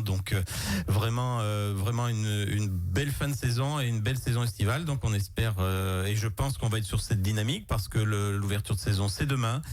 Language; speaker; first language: French; native; French